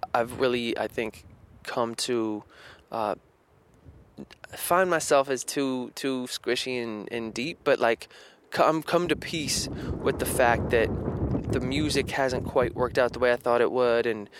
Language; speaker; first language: English; native; English